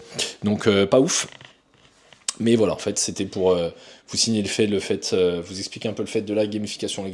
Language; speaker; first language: French; native; French